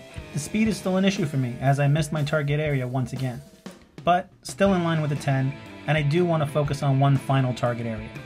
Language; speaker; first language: English; native; English